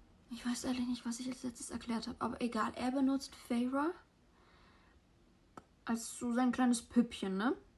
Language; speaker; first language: German; native; German